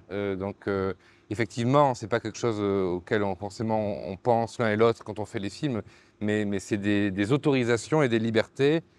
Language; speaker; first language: French; native; French